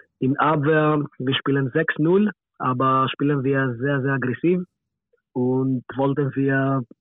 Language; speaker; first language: German; non-native, learner; Greek